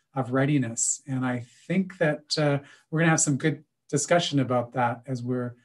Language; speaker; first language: English; native; English